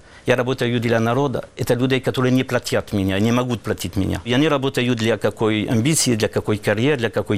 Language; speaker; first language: Russian; non-native, learner; French